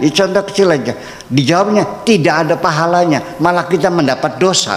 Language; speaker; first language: Indonesian; native; Indonesian